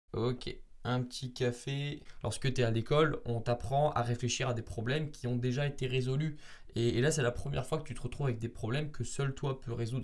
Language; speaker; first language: French; native; French